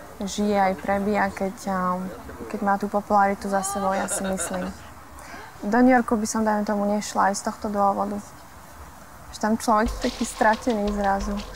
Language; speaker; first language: Slovak; native; Slovak